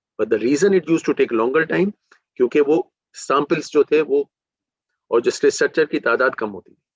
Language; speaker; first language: Urdu; native; Urdu